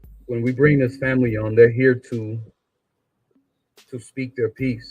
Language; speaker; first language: English; native; English